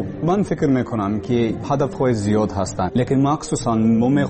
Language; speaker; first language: Persian; non-native, learner; English